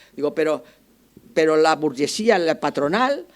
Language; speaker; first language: Spanish; non-native, local second language; Catalan